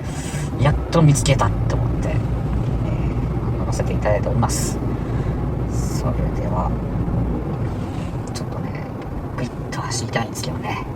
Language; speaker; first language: Japanese; native; Japanese